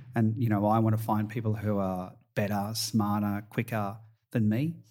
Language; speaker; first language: English; native; English